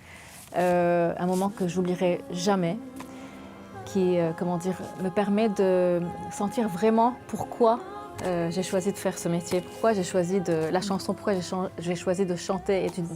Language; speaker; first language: French; non-native, local second language; Arabic